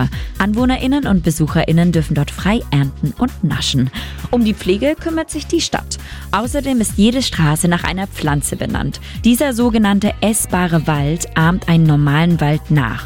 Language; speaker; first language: German; native; German